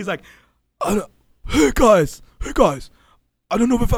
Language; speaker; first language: English; non-native, local second language; Filipino